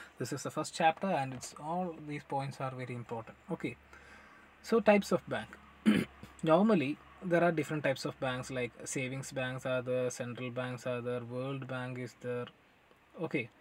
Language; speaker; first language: English; non-native, local second language; Malayalam